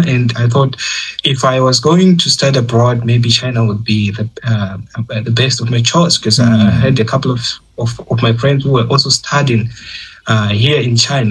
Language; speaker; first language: English; non-native, local second language; Shona